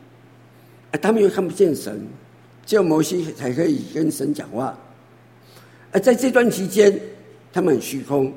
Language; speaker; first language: Chinese; native; Chinese